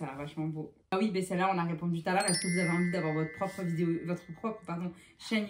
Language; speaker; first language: French; native; French